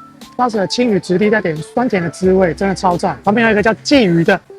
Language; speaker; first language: Chinese; native; Chinese